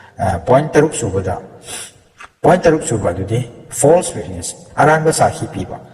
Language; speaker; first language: Manipuri; non-native, local second language; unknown